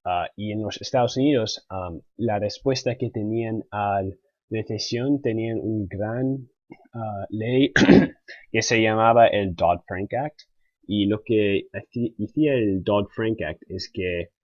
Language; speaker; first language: Spanish; non-native, fluent; English